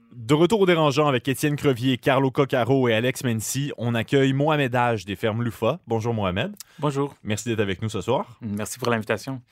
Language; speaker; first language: French; native; French